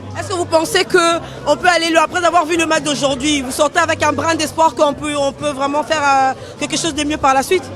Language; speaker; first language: French; non-native, local second language; Lingala